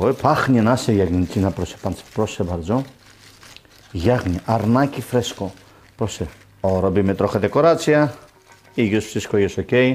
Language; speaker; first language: Polish; non-native, learner; Greek